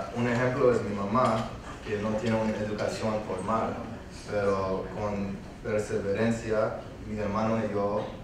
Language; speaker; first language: Spanish; early bilingual, other home language; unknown